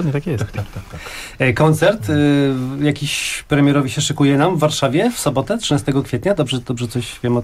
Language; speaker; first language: Polish; native; Polish